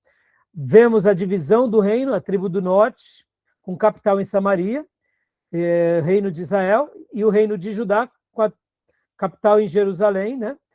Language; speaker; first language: Portuguese; native; Portuguese